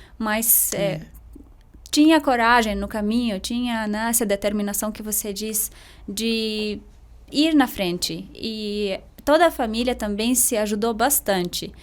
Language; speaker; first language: Portuguese; non-native, fluent; Arabic